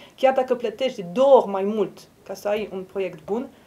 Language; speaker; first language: Romanian; non-native, fluent; French